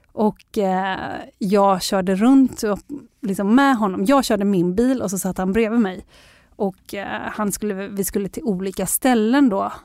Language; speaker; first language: Swedish; native; Swedish